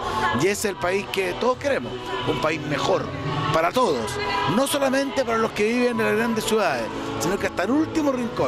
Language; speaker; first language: Spanish; native; Spanish